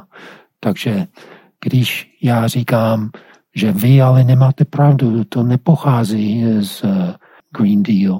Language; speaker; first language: Czech; non-native, fluent; English